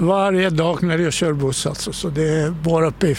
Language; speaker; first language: Swedish; non-native, fluent; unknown